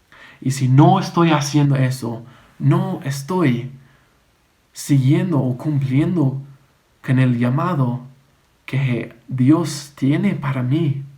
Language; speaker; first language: Spanish; non-native, fluent; English